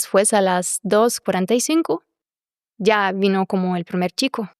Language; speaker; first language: Spanish; non-native, fluent; German